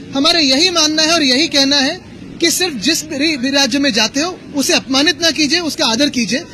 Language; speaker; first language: Hindi; non-native, local second language; Marathi